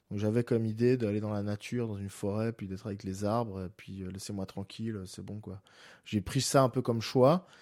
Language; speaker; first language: French; native; French